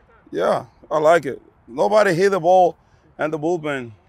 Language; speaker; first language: English; non-native, learner; Spanish